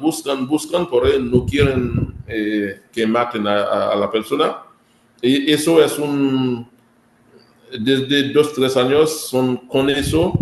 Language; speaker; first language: Spanish; non-native, fluent; Haitian Creole